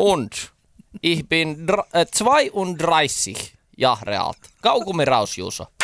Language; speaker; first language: German; non-native, learner; Finnish